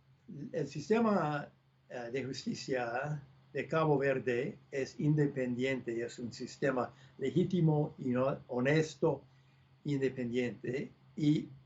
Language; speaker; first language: Spanish; non-native, fluent; English